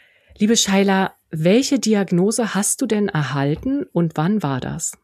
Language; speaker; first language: German; native; German